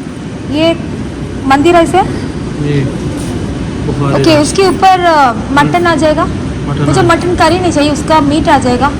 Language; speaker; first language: Hindi; non-native, local second language; Malayalam